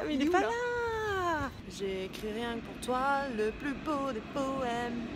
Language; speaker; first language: French; native; French